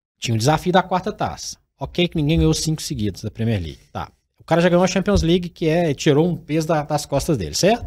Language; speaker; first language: Portuguese; native; Portuguese